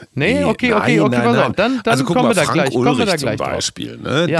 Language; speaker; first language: German; native; German